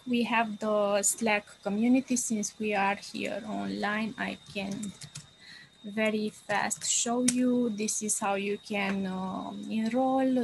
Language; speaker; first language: English; non-native, fluent; Romanian